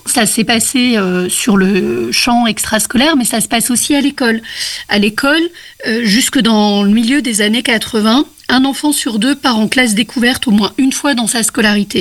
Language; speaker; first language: French; native; French